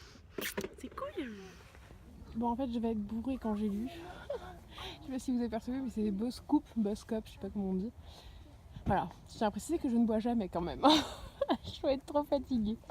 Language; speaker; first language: French; native; French